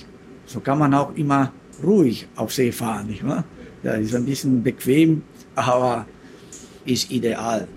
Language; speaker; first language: German; non-native, fluent; Spanish